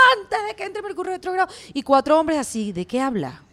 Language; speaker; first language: Spanish; native; Spanish